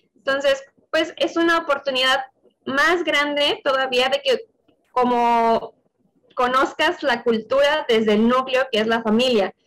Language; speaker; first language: Spanish; native; Spanish